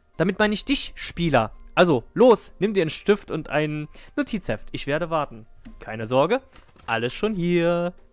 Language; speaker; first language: German; native; German